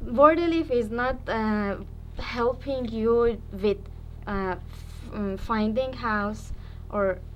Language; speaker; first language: English; non-native, learner; Persian